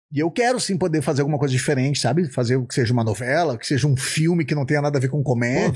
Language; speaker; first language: Portuguese; native; Portuguese